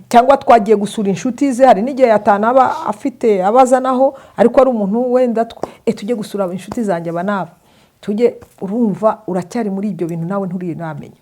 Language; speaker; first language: Kinyarwanda; early bilingual, heritage; Kinyarwanda